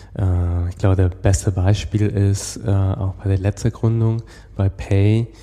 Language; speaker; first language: German; non-native, fluent; Spanish